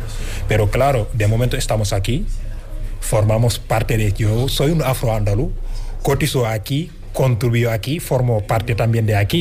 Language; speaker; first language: Spanish; non-native, fluent; Wolof